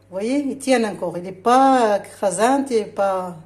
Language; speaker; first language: French; non-native, local second language; Arabic